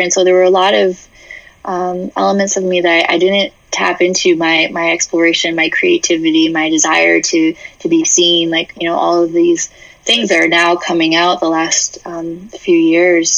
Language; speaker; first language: English; native; English